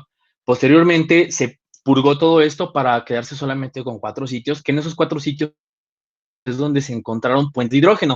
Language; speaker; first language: Spanish; native; Spanish